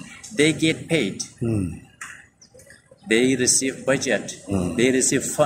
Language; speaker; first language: English; non-native, fluent; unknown